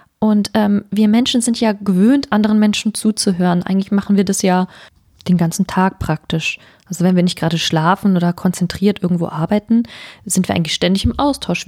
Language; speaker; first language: German; native; German